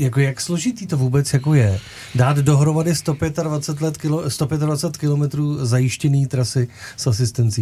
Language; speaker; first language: Czech; native; Czech